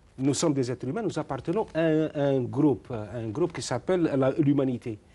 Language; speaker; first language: French; non-native, local second language; Arabic